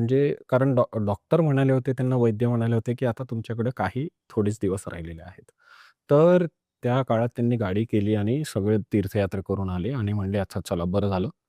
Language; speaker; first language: Marathi; non-native, local second language; Punjabi